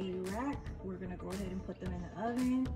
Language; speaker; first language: English; native; English